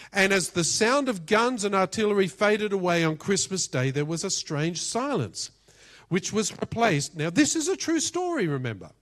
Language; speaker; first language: English; native; English